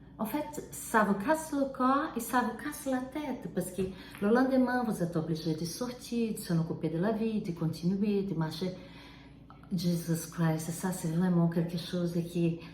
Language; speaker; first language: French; non-native, fluent; Portuguese